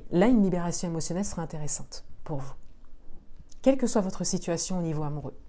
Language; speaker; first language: French; native; French